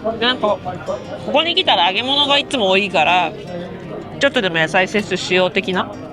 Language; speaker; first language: Japanese; native; Japanese